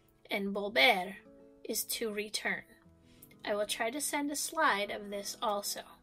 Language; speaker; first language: English; native; English